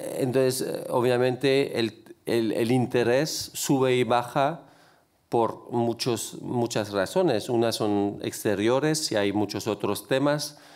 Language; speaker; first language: Spanish; non-native, fluent; French